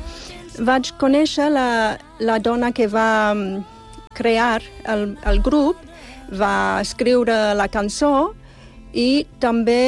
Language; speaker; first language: Catalan; non-native, learner; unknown